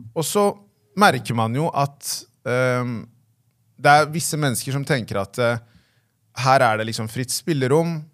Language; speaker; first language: Norwegian; native; Norwegian